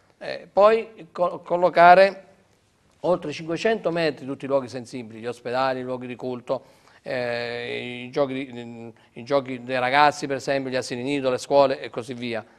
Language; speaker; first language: Italian; native; Italian